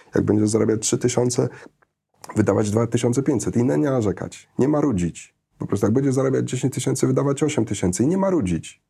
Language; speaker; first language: Polish; early bilingual, heritage; Polish